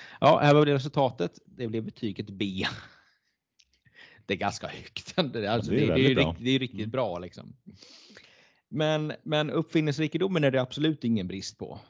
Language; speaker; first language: Swedish; native; Swedish